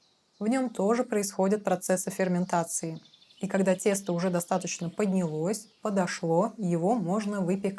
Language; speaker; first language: Russian; native; Russian